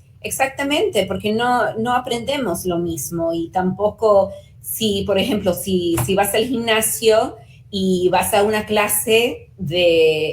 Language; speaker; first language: Spanish; early bilingual, heritage; Spanish